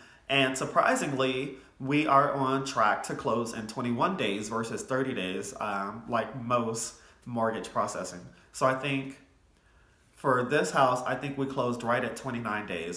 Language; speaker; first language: English; native; English